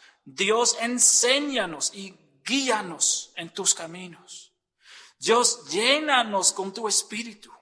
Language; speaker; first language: Spanish; non-native, fluent; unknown